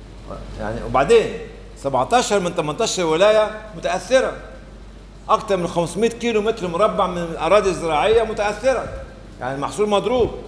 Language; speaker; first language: Arabic; native; Arabic